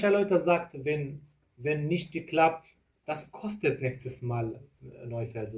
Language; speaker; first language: German; non-native, learner; Kurdish